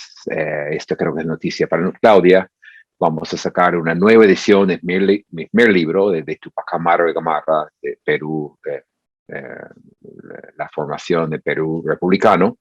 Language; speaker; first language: Spanish; non-native, fluent; English